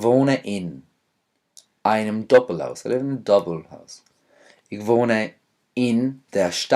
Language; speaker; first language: German; non-native, fluent; English